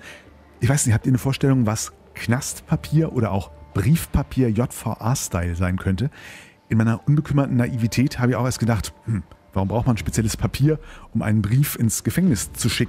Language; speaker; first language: German; native; German